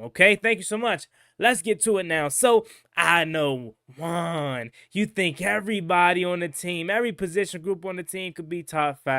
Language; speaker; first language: English; native; English